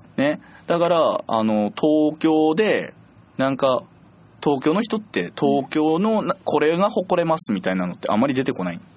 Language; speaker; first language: Japanese; native; Japanese